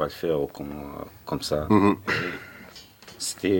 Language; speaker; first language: French; non-native, learner; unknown